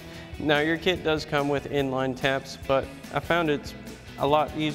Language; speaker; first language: English; native; English